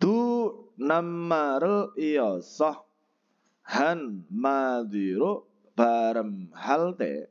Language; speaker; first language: Korean; non-native, fluent; Indonesian